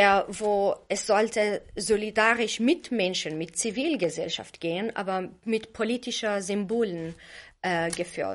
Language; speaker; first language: German; non-native, fluent; Arabic